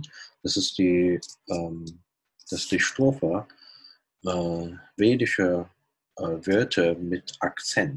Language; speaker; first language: German; non-native, fluent; Chinese